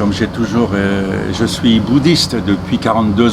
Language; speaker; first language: French; native; French